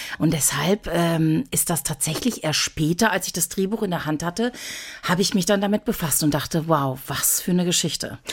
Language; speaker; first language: German; early bilingual, other home language; Turkish